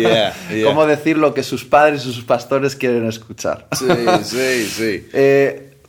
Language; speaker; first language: Spanish; native; Spanish